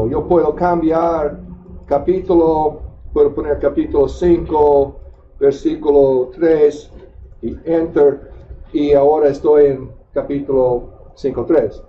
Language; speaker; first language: Spanish; non-native, fluent; English